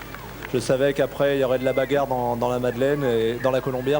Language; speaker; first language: French; native; French